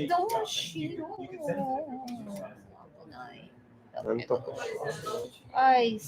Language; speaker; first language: Japanese; non-native, fluent; Chinese